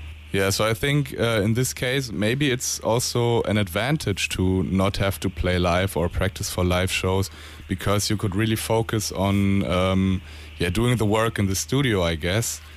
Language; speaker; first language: English; non-native, fluent; German